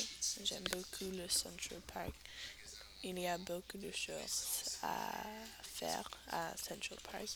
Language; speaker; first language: French; non-native, learner; English